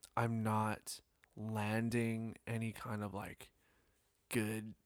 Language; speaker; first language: English; native; English